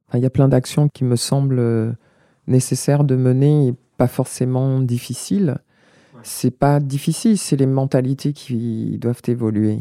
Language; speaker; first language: French; native; French